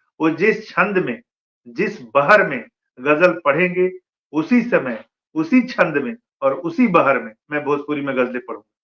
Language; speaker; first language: Hindi; non-native, local second language; Bhojpuri